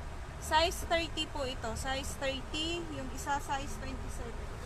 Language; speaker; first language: Filipino; native; Filipino